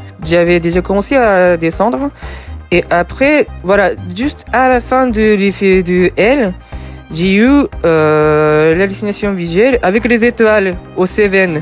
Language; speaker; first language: French; non-native, fluent; Japanese